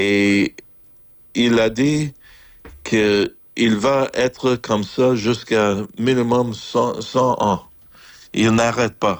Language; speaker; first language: French; non-native, fluent; English